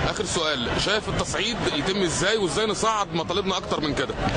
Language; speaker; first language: Arabic; native; Arabic